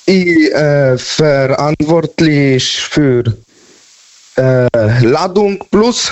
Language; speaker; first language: German; non-native, learner; Polish